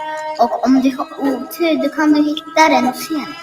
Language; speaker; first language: Swedish; non-native, learner; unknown